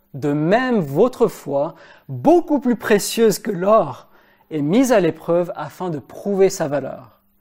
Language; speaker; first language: French; native; French